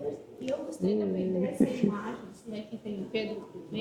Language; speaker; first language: Portuguese; non-native, fluent; Russian